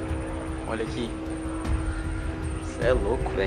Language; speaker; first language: Portuguese; native; Portuguese